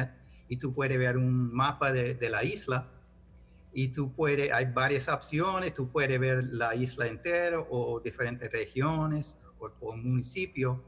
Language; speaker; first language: Spanish; non-native, fluent; English